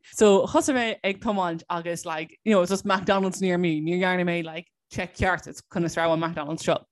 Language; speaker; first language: Irish; non-native, local second language; English